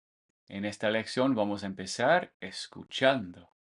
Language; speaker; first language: Spanish; non-native, fluent; English